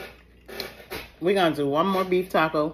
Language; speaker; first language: English; native; English